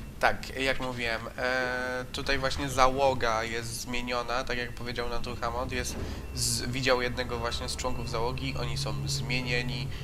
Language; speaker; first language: Polish; native; Polish